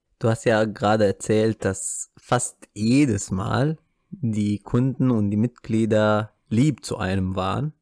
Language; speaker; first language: German; non-native, fluent; Arabic